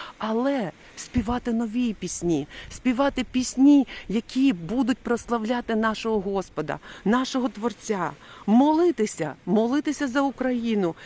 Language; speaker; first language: Ukrainian; non-native, local second language; Russian